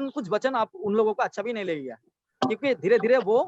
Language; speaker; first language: Hindi; non-native, local second language; Assamese